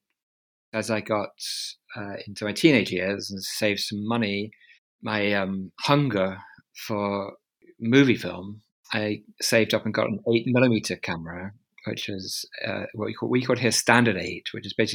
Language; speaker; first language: English; native; English